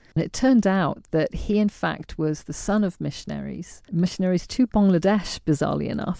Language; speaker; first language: English; native; English